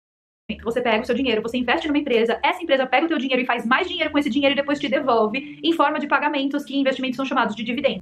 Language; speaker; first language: Portuguese; native; Portuguese